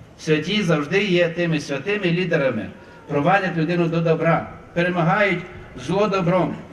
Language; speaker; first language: Ukrainian; native; Ukrainian